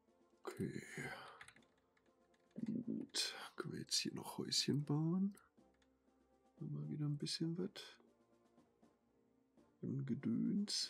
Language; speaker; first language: German; native; German